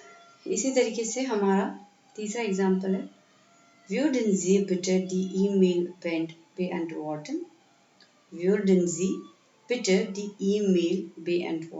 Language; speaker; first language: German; non-native, fluent; Hindi